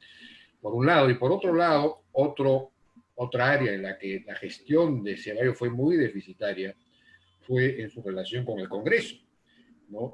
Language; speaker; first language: Spanish; native; Spanish